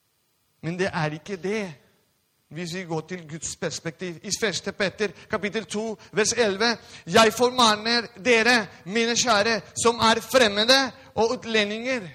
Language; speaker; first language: Norwegian; non-native, fluent; Spanish